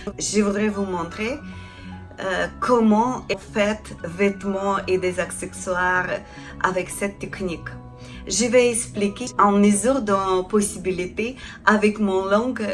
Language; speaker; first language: French; non-native, learner; Ukrainian